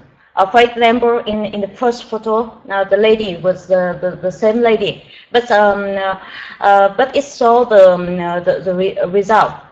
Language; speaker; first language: English; non-native, learner; Vietnamese